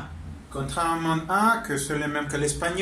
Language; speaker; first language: French; non-native, learner; Spanish